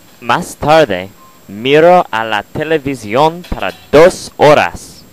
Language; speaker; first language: Spanish; non-native, learner; English